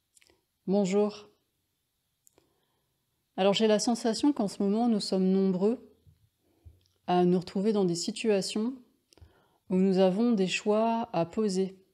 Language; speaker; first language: French; native; French